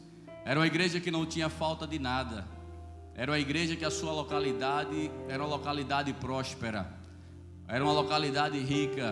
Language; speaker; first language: Portuguese; native; Portuguese